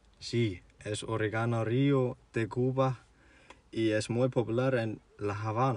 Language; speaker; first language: Spanish; non-native, learner; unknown